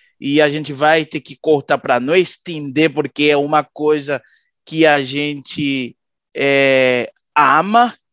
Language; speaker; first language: Portuguese; native; Portuguese